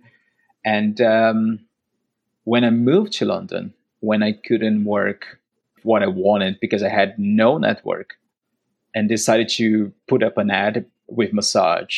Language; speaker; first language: English; non-native, fluent; Portuguese